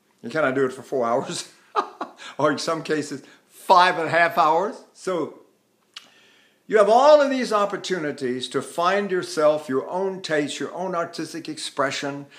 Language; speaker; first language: English; native; English